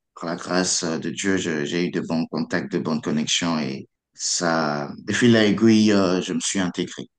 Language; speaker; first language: French; non-native, local second language; Lingala